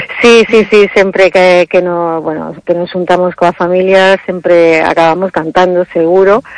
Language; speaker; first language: Galician; early bilingual, heritage; Galician